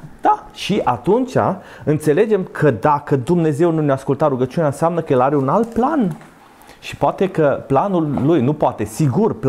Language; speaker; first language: Romanian; native; Romanian